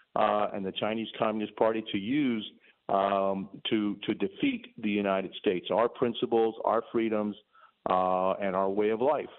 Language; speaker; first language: English; early bilingual, other home language; Spanish